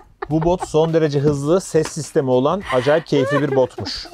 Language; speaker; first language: Turkish; native; Turkish